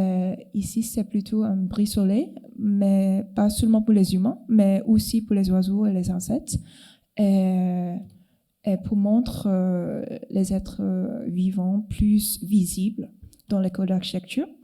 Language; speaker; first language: French; non-native, fluent; Cantonese